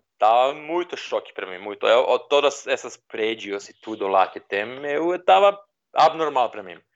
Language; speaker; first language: Portuguese; non-native, learner; Serbian